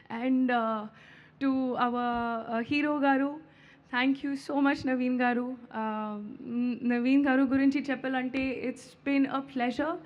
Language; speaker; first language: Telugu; non-native, learner; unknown